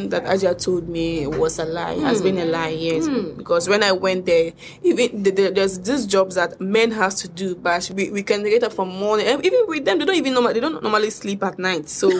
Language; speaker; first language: English; non-native, local second language; Akan